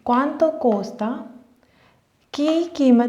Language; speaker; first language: Italian; non-native, fluent; Punjabi